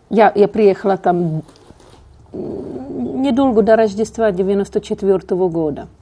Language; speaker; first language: Russian; non-native, fluent; Czech